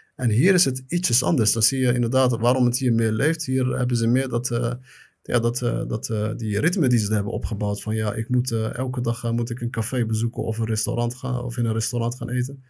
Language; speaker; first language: Dutch; early bilingual, other home language; Arabic